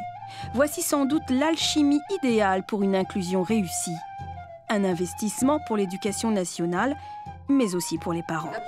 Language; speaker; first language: French; native; French